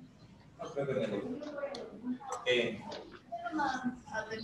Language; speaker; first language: Spanish; native; Spanish